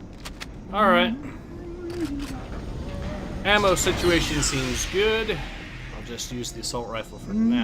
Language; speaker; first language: English; native; English